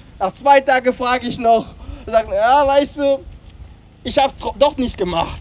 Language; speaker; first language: German; non-native, fluent; French